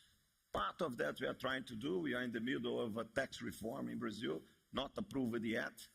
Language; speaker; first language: English; non-native, fluent; Portuguese